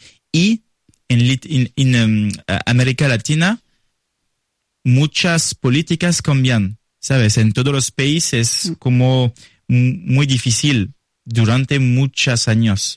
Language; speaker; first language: Spanish; non-native, learner; French